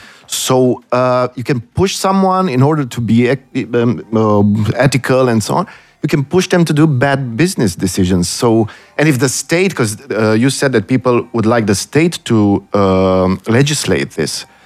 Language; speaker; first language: English; non-native, fluent; Romanian